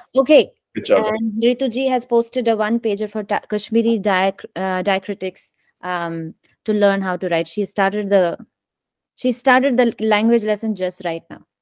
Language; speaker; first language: English; non-native, local second language; Kashmiri